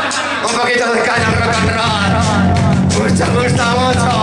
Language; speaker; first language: Spanish; native; Spanish